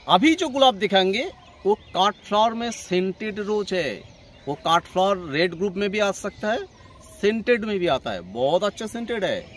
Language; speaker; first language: Hindi; non-native, local second language; Bangla